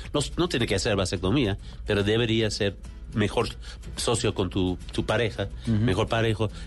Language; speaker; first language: Spanish; non-native, fluent; English